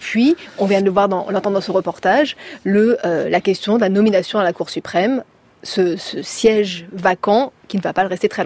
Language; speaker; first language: French; native; French